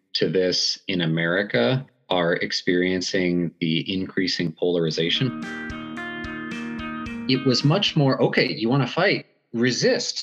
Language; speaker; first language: English; native; English